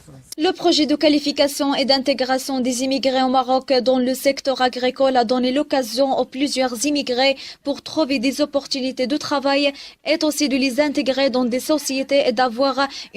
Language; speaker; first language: French; non-native, local second language; Arabic